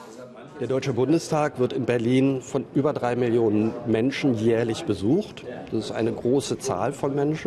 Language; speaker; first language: German; native; German